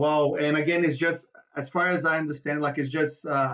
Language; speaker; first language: English; non-native, fluent; Portuguese